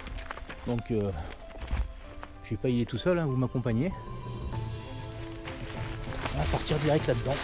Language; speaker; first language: French; native; French